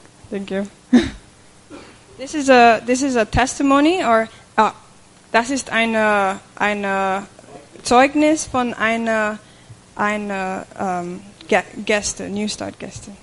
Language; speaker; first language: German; non-native, fluent; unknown